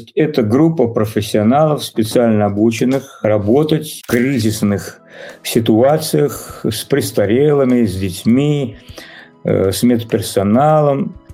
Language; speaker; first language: Russian; native; Russian